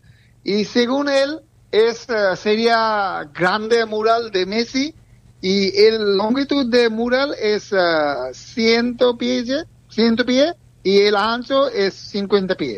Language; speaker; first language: Spanish; non-native, learner; Bangla